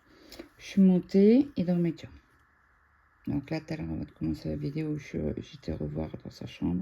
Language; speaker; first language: French; native; French